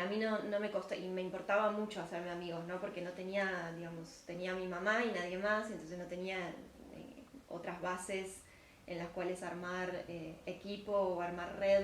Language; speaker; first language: Spanish; early bilingual, other home language; Ukrainian